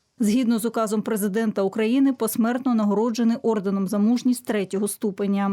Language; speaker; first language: Ukrainian; native; Ukrainian